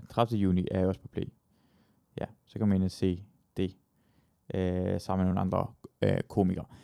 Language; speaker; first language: Danish; early bilingual, other home language; Persian